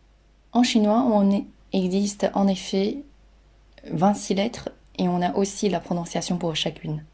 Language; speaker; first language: French; non-native, fluent; Chinese